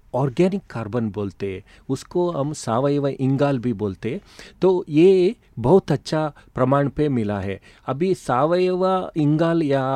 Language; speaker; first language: Hindi; non-native, local second language; Kannada